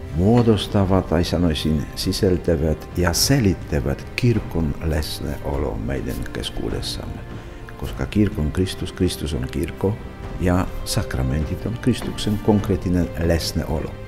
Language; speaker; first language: Finnish; non-native, fluent; Polish